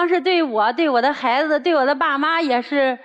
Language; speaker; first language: Chinese; native; Chinese